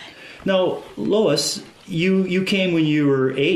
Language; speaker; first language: English; native; English